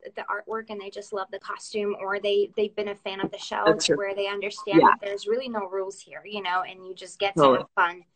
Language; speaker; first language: English; early bilingual, other home language; Russian